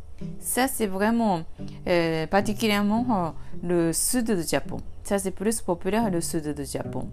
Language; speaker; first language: French; non-native, fluent; Japanese